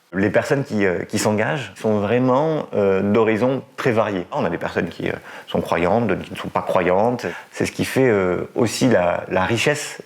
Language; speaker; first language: French; native; French